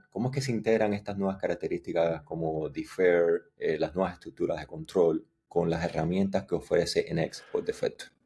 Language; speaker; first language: Spanish; native; Spanish